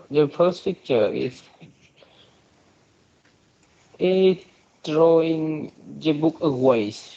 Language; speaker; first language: English; non-native, learner; Vietnamese